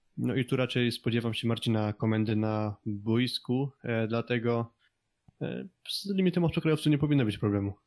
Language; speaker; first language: Polish; native; Polish